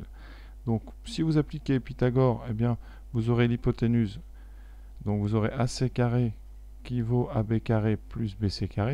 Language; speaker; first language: French; native; French